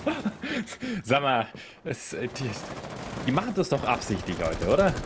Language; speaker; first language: German; native; German